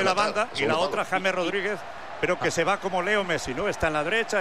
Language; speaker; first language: Spanish; native; Spanish